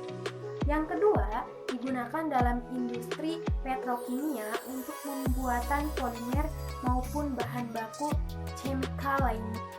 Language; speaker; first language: Indonesian; native; Indonesian